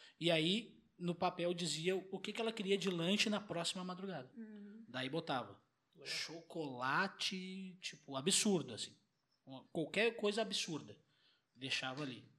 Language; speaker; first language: Portuguese; native; Portuguese